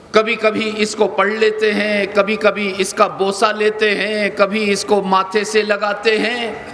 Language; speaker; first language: Urdu; native; Urdu